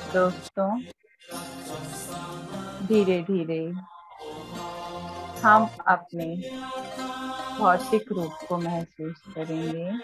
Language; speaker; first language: Hindi; native; Hindi